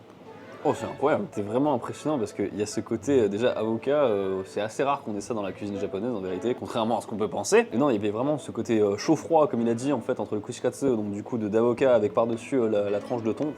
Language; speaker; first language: French; native; French